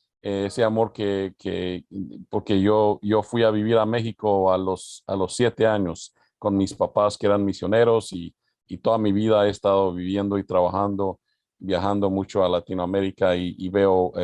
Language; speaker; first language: Spanish; early bilingual, other home language; English